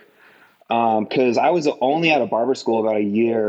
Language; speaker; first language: English; native; English